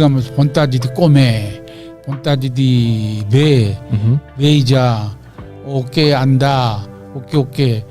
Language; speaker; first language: Portuguese; non-native, learner; Korean